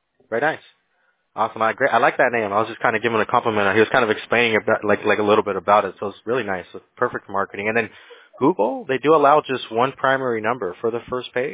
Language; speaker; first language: English; early bilingual, other home language; Spanish